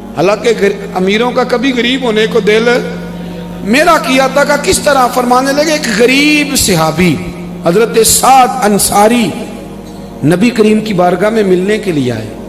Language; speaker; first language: Urdu; non-native, local second language; Punjabi